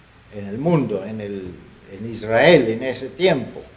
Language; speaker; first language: Spanish; non-native, fluent; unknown